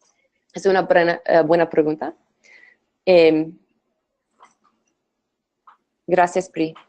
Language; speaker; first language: Spanish; non-native, fluent; English